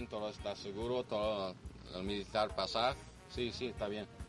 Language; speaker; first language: Spanish; non-native, learner; English